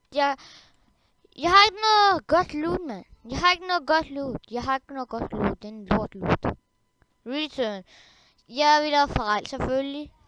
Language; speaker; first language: Danish; early bilingual, other home language; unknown